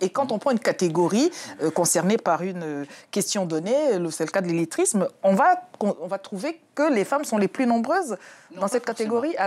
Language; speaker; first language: French; native; French